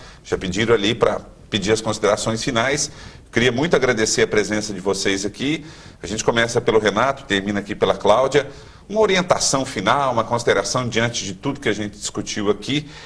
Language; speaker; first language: Portuguese; native; Portuguese